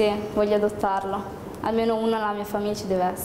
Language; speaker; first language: Italian; early bilingual, other home language; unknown